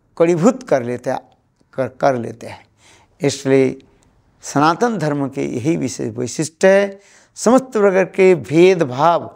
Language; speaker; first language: Hindi; non-native, local second language; Bangla